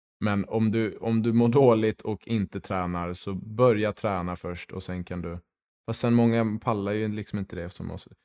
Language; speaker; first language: Swedish; early bilingual, heritage; Swedish